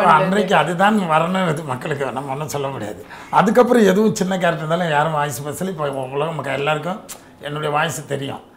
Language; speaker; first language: Tamil; native; Tamil